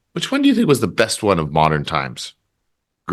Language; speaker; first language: English; native; English